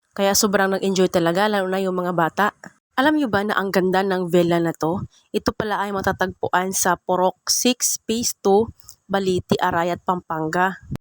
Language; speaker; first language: Filipino; non-native, local second language; Cebuano